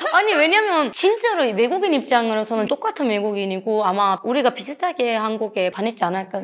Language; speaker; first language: Korean; non-native, fluent; Turkish